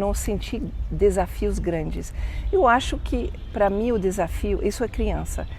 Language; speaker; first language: Portuguese; non-native, fluent; French